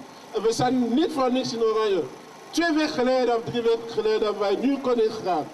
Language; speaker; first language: Dutch; non-native, learner; French